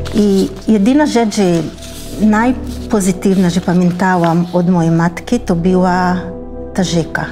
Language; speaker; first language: Polish; early bilingual, heritage; Hebrew